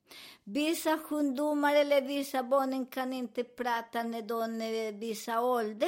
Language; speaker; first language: Swedish; non-native, learner; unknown